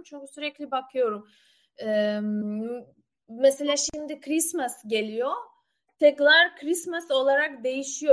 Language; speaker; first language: Turkish; non-native, learner; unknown